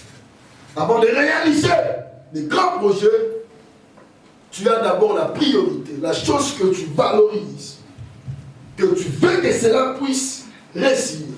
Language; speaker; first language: French; non-native, local second language; Lingala